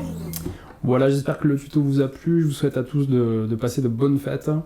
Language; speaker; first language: French; native; French